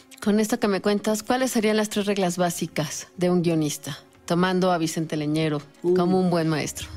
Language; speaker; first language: Spanish; native; Spanish